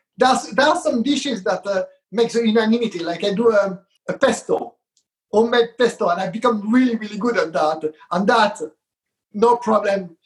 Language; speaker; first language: English; non-native, fluent; Hebrew